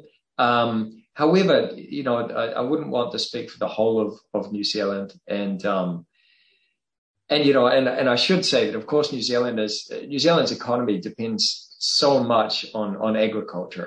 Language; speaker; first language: English; native; English